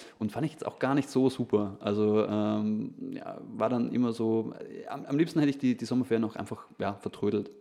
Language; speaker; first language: German; native; German